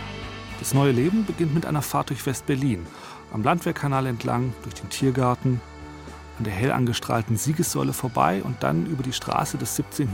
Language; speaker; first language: German; native; German